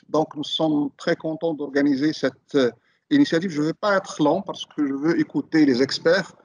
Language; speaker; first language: French; non-native, local second language; Arabic